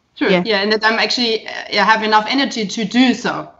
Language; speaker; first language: English; non-native, fluent; German